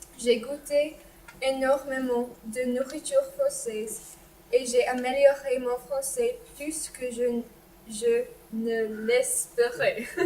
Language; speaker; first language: French; non-native, learner; English